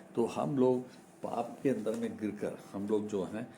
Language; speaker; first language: Hindi; non-native, local second language; Malayalam